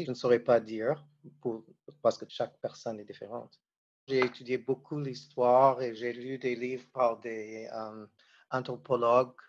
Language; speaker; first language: French; non-native, fluent; English